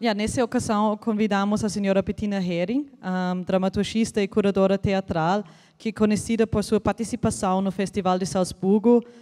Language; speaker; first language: Portuguese; non-native, fluent; German